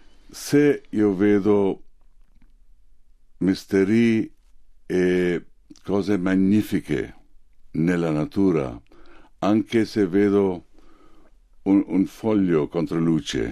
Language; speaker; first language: Italian; non-native, fluent; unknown